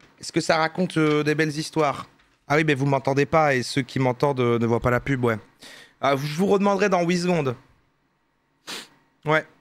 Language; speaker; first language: French; native; French